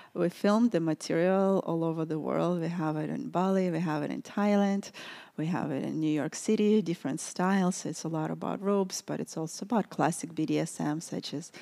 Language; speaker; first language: English; non-native, fluent; Russian